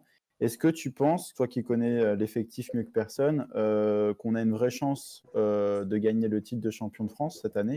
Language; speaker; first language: French; native; French